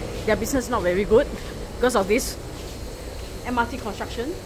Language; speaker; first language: English; non-native, local second language; Chinese